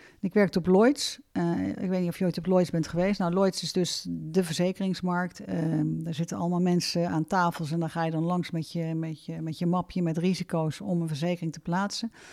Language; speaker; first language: Dutch; native; Dutch